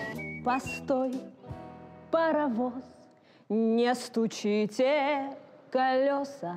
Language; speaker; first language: Russian; native; Russian